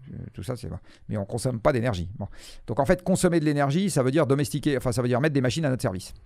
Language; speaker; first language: French; native; French